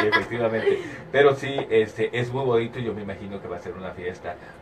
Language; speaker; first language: Spanish; native; Spanish